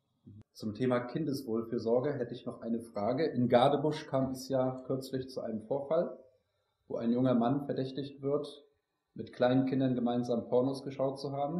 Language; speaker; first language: German; native; German